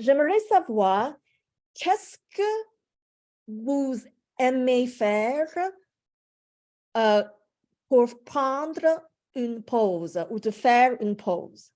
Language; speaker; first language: French; non-native, fluent; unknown